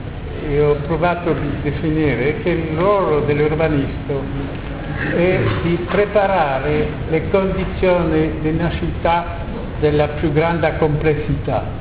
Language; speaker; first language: Italian; non-native, learner; French